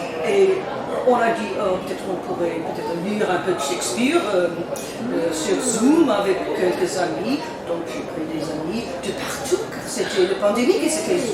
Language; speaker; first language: French; non-native, learner; English